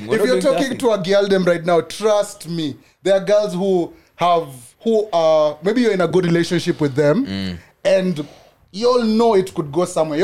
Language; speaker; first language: English; non-native, local second language; Swahili